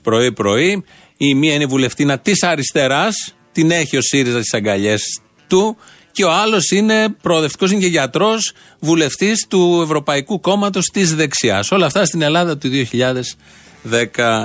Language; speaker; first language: Greek; native; Greek